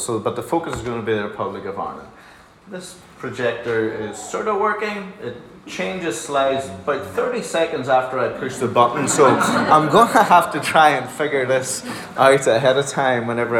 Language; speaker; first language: English; native; English